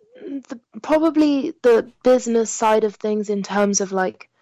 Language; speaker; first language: English; non-native, local second language; French